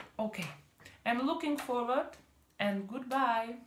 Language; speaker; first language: English; non-native, fluent; Czech